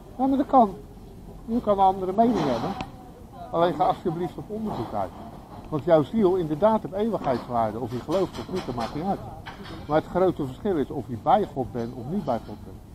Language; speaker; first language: Dutch; native; Dutch